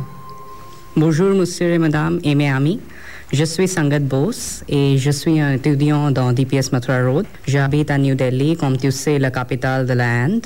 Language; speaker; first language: French; non-native, learner; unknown